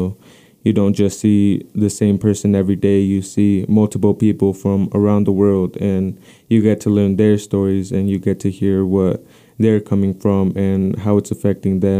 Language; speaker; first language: English; non-native, fluent; Spanish